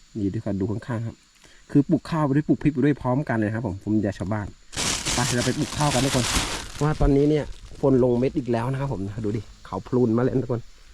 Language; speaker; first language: Thai; non-native, local second language; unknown